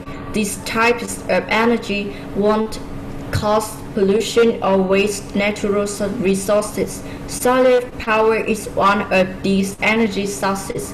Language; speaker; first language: English; non-native, learner; Vietnamese